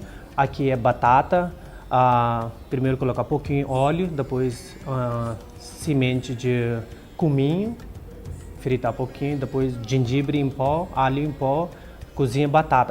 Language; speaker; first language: Portuguese; non-native, learner; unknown